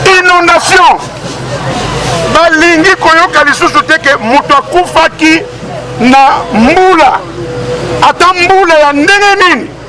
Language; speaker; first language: Lingala; native; Lingala